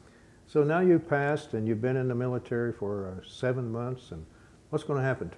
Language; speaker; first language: English; native; English